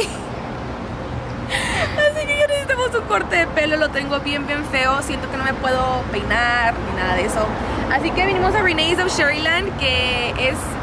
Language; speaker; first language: Spanish; early bilingual, heritage; Spanish